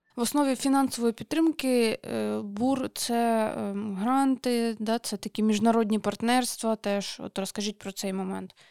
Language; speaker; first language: Ukrainian; native; Ukrainian